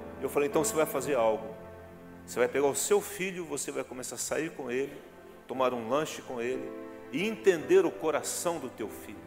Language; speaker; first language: Portuguese; native; Portuguese